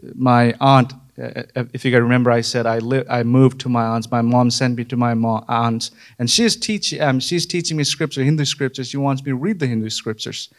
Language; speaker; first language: English; non-native, local second language; Nepali